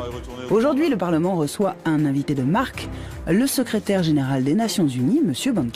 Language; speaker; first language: French; native; French